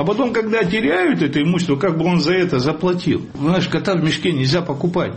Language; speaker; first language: Russian; non-native, local second language; Abkhazian